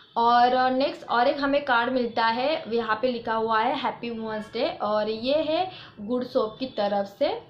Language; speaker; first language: Hindi; non-native, local second language; Marathi